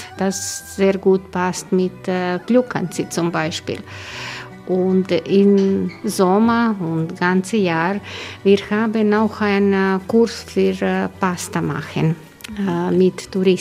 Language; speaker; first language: German; non-native, learner; Croatian